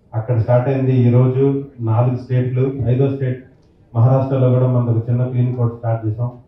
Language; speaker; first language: Telugu; native; Telugu